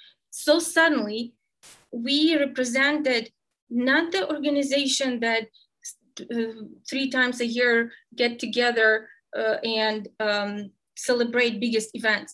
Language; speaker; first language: English; non-native, fluent; Ukrainian